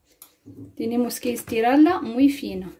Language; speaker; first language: Spanish; non-native, fluent; Arabic